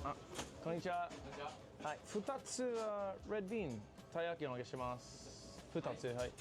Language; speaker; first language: Japanese; non-native, learner; English